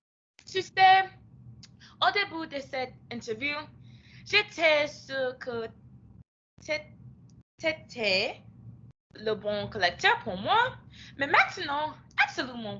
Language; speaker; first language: French; non-native, learner; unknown